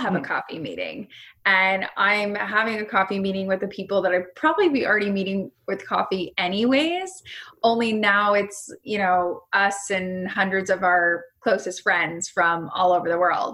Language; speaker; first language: English; native; English